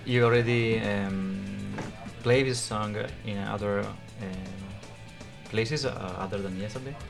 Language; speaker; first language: English; non-native, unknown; Italian